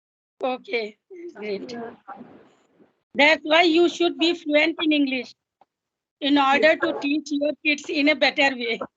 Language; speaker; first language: English; non-native, local second language; Hindi